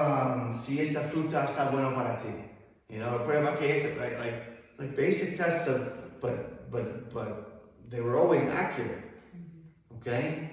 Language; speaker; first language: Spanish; non-native, fluent; English